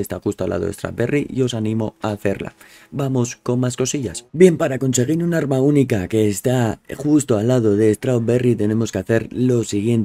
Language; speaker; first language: Spanish; native; Spanish